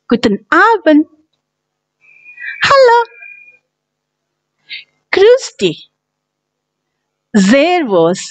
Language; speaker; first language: German; non-native, fluent; Indonesian